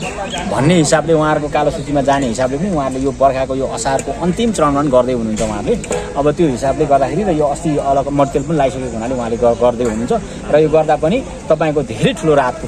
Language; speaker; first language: Nepali; native; Nepali